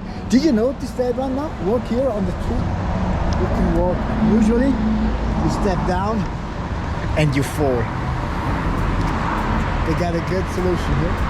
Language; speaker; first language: English; non-native, learner; Italian